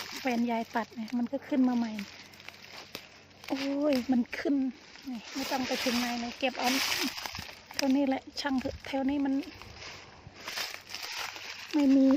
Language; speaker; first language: Thai; native; Thai